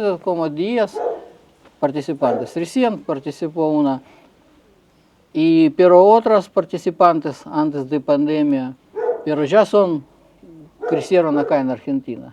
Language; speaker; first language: Spanish; non-native, fluent; Russian